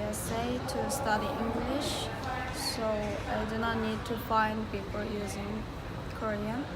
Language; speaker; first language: English; non-native, learner; Korean